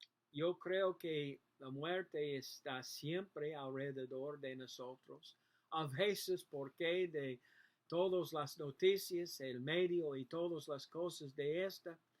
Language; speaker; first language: Spanish; non-native, learner; English